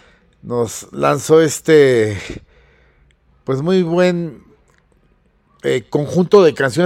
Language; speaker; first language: Spanish; native; Spanish